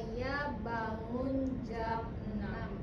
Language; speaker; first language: Indonesian; non-native, learner; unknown